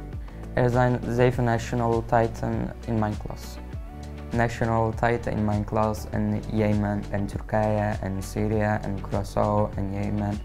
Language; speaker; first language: Dutch; non-native, learner; Turkish